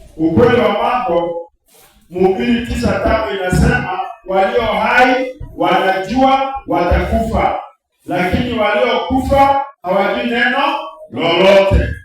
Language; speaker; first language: Swahili; non-native, local second language; Gusii